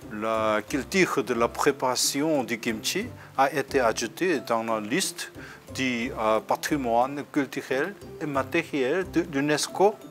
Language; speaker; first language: French; non-native, fluent; Korean